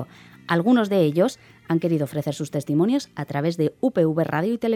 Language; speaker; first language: Spanish; native; Spanish